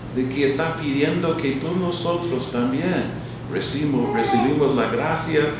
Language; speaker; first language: Spanish; non-native, fluent; English